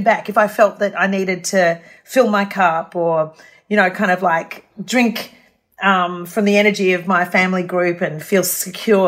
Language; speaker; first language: English; native; English